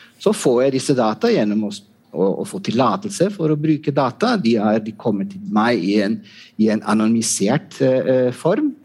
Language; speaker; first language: Norwegian; non-native, fluent; Italian